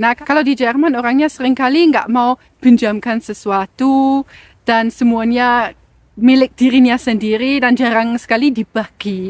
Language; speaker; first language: Indonesian; non-native, fluent; German